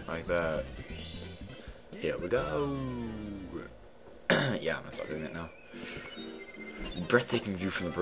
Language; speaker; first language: English; native; English